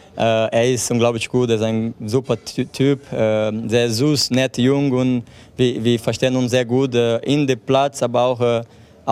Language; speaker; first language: German; non-native, fluent; Portuguese